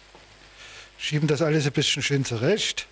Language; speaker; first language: German; native; German